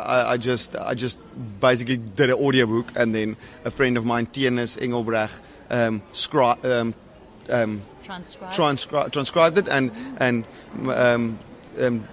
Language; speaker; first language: English; non-native, local second language; Afrikaans